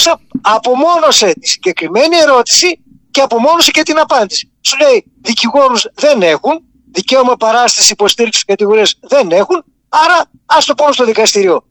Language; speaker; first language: Greek; native; Greek